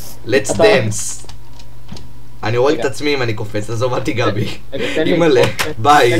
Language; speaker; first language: Hebrew; native; Hebrew